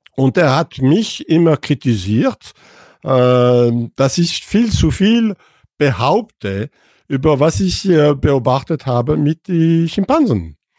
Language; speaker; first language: German; non-native, fluent; French